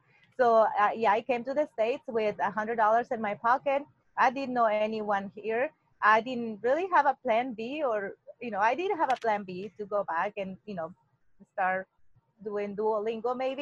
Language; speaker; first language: English; non-native, fluent; Spanish